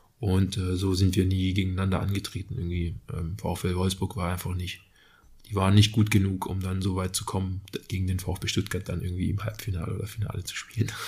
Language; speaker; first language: German; early bilingual, other home language; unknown